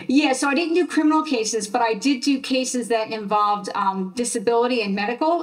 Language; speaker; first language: English; native; English